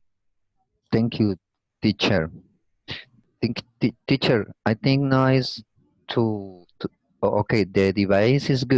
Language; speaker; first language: English; non-native, learner; Spanish